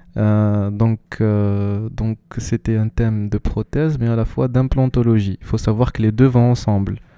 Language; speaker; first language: French; non-native, local second language; Arabic